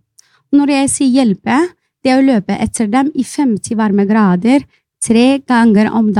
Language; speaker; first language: Norwegian; non-native, fluent; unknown